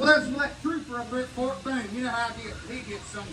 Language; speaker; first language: English; native; English